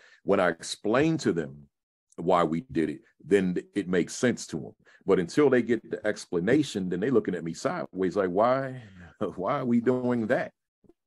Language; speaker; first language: English; native; English